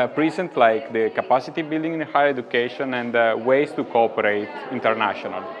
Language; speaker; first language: English; non-native, fluent; Italian